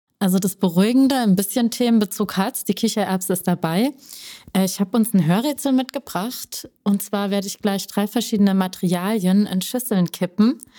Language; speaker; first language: German; native; German